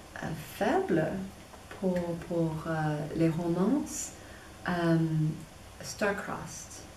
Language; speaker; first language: French; non-native, fluent; English